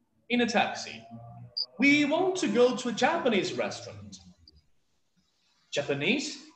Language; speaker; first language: English; non-native, fluent; Portuguese